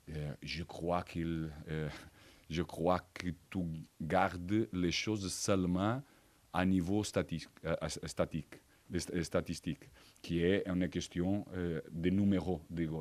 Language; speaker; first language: French; non-native, fluent; Portuguese